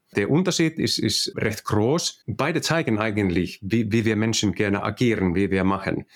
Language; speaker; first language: German; non-native, fluent; Finnish